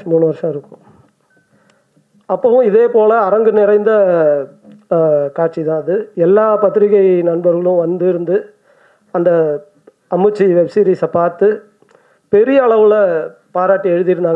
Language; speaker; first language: Tamil; native; Tamil